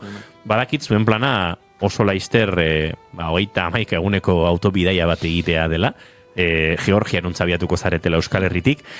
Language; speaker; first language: Basque; native; Basque